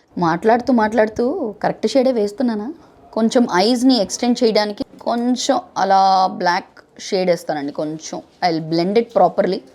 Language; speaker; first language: Telugu; non-native, fluent; Bangla